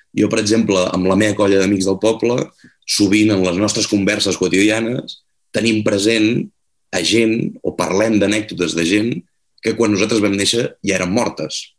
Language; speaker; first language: Catalan; native; Catalan